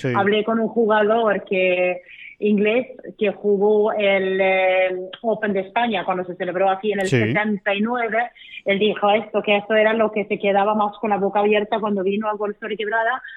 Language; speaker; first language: Spanish; non-native, fluent; Swedish